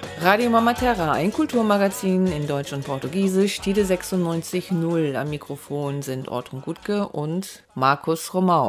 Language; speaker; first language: German; native; German